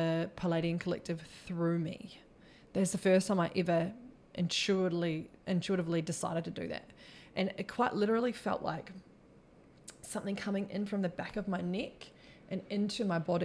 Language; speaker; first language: English; native; English